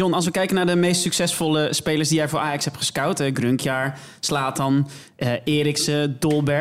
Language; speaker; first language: Dutch; native; Dutch